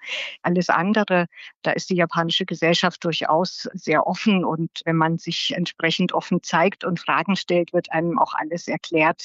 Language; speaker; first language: German; native; German